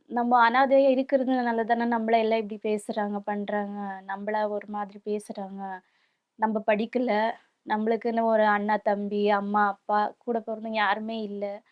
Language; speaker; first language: Tamil; non-native, local second language; Kannada